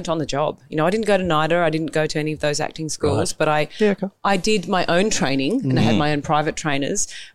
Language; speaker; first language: English; native; English